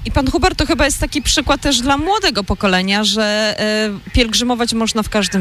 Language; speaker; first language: Polish; native; Polish